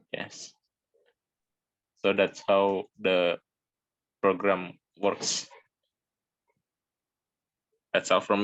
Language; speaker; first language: English; non-native, learner; Indonesian